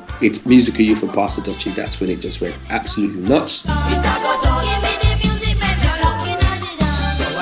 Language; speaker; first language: English; native; English